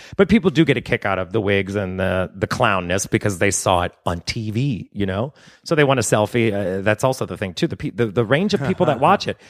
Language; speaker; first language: English; native; English